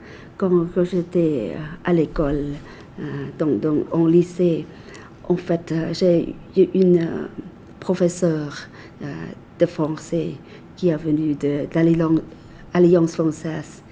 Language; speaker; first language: French; non-native, fluent; Thai